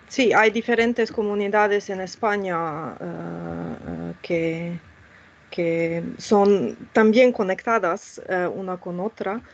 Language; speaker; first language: Spanish; non-native, fluent; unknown